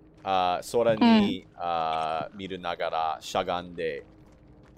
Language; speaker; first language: Japanese; non-native, learner; English